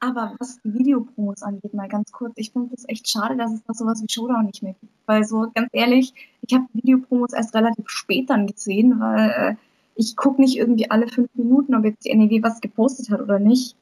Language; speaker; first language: German; native; German